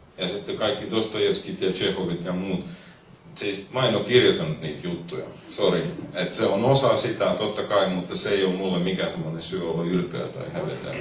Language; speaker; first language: Finnish; non-native, fluent; Russian